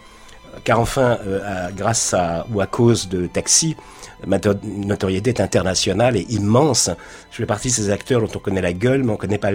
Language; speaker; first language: French; native; French